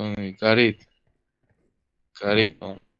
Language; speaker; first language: Russian; non-native, fluent; Georgian